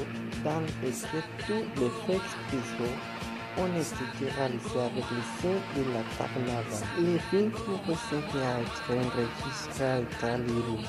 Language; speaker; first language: French; non-native, learner; Spanish